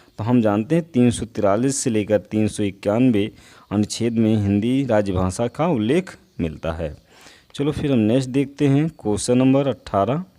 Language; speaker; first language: Hindi; native; Hindi